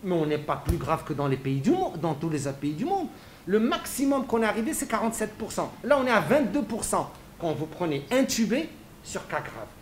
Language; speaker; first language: French; non-native, local second language; Arabic